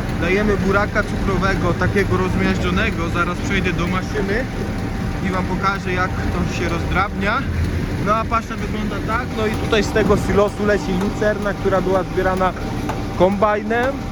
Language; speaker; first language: Polish; native; Polish